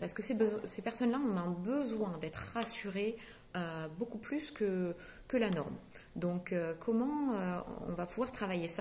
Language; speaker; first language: French; native; French